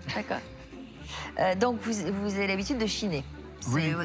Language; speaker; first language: French; native; French